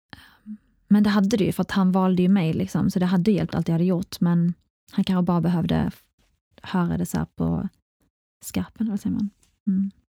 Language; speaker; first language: Swedish; early bilingual, other home language; Arabic